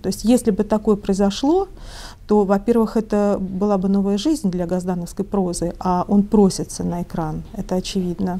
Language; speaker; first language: Russian; native; Russian